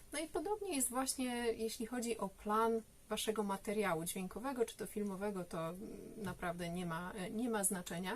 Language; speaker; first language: Polish; native; Polish